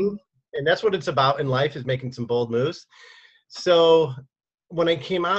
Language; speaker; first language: English; native; English